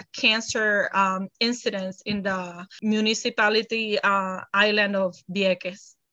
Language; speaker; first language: English; non-native, fluent; Spanish